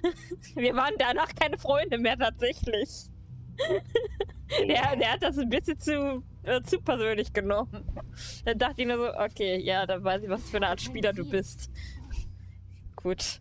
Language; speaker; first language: German; native; German